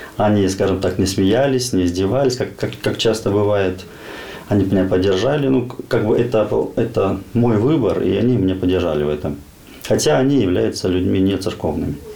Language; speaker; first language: Russian; native; Russian